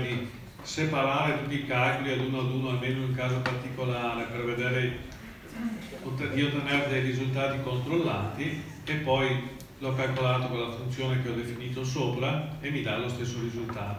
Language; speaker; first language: Italian; native; Italian